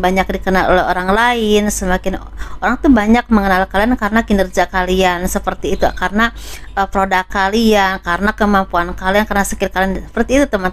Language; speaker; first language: Indonesian; native; Indonesian